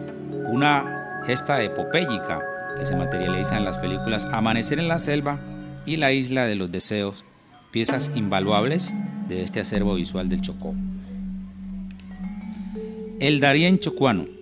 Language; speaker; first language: Spanish; native; Spanish